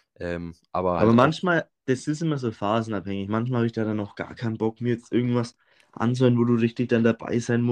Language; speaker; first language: German; native; German